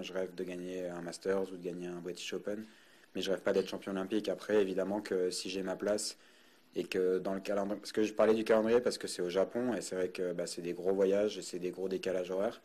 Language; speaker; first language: French; native; French